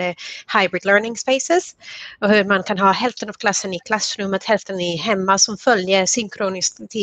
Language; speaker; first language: Swedish; non-native, fluent; Spanish